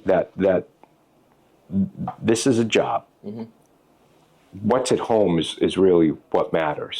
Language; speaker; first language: English; native; English